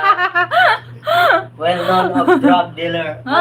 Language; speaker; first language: English; non-native, local second language; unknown